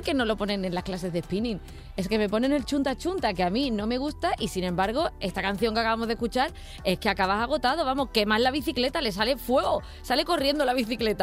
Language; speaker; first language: Spanish; native; Spanish